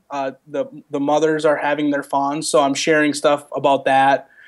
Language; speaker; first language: English; native; English